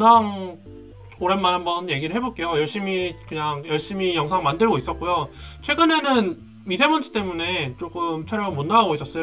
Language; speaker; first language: Korean; native; Korean